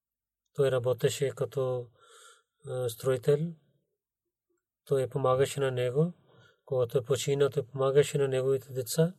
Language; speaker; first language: Bulgarian; non-native, learner; Urdu